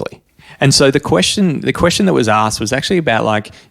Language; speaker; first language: English; native; English